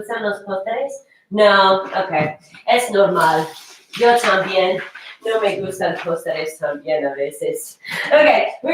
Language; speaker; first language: Spanish; non-native, fluent; English